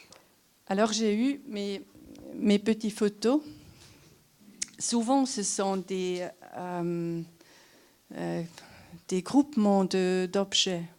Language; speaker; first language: French; non-native, local second language; German